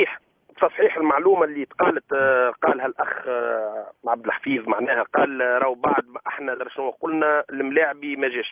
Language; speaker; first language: Arabic; native; Arabic